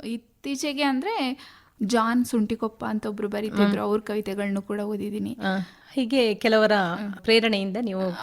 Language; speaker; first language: Kannada; native; Kannada